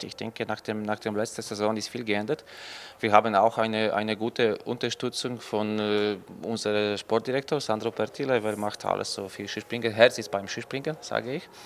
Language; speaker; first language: German; non-native, learner; Polish